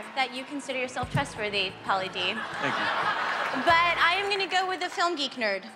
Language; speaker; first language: English; native; English